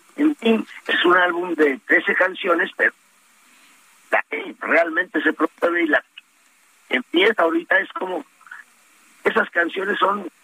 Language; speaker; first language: Spanish; native; Spanish